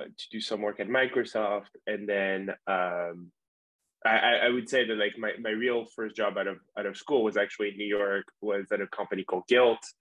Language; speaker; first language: English; non-native, fluent; French